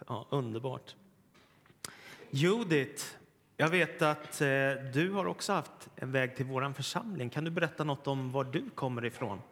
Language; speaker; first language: Swedish; native; Swedish